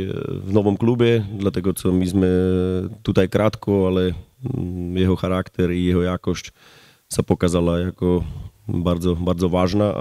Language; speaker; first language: Polish; non-native, learner; Slovak